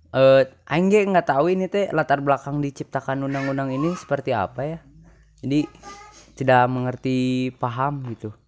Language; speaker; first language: Indonesian; non-native, local second language; Sundanese